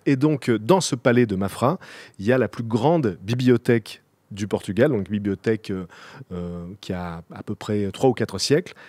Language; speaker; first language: French; native; French